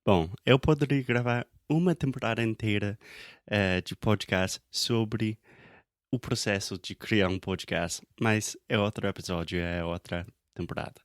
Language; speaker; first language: Portuguese; non-native, fluent; English